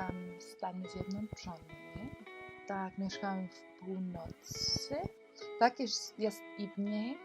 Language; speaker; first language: Polish; early bilingual, heritage; English